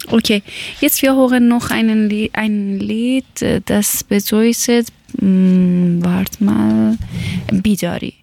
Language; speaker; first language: German; non-native, learner; Persian